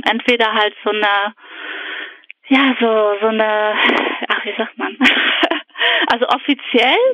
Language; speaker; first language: German; early bilingual, other home language; Polish